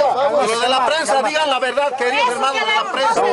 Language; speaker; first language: Spanish; native; Spanish